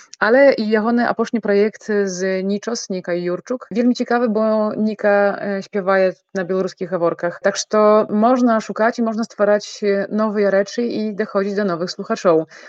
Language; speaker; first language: Belarusian; non-native, local second language; Polish